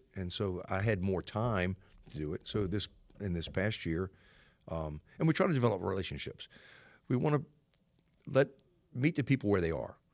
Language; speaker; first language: English; native; English